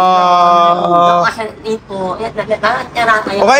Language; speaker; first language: Malay; native; Malay